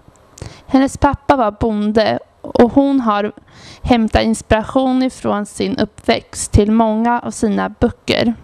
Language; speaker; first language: Swedish; native; Swedish